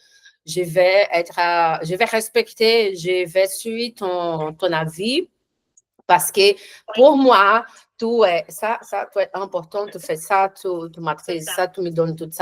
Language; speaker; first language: French; non-native, learner; Portuguese